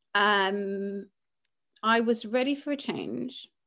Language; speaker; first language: English; early bilingual, other home language; Greek